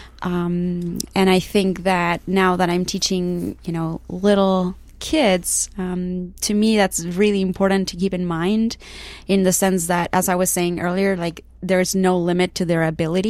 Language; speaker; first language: English; non-native, fluent; Spanish